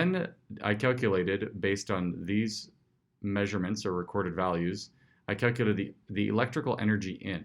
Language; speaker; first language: English; native; English